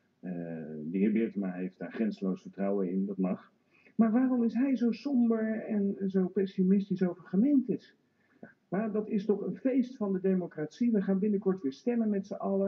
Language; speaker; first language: Dutch; native; Dutch